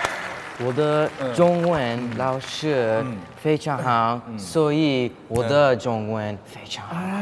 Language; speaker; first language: Chinese; non-native, learner; English